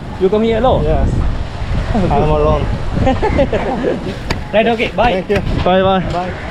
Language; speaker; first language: English; non-native, learner; Korean